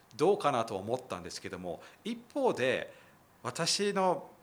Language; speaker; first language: Japanese; non-native, fluent; English